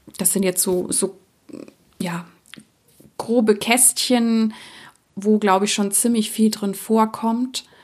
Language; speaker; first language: German; early bilingual, other home language; Czech